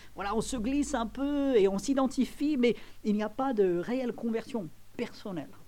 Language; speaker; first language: French; non-native, fluent; English